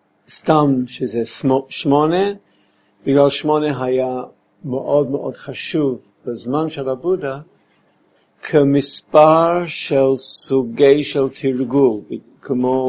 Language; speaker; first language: Hebrew; non-native, fluent; English